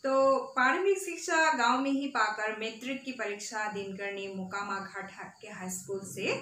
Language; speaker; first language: Hindi; non-native, local second language; Assamese